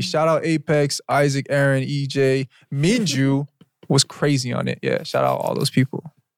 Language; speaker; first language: English; early bilingual, other home language; Korean